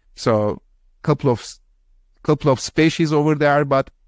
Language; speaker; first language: English; non-native, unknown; Turkish